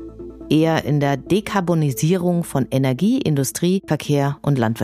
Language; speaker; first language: German; native; German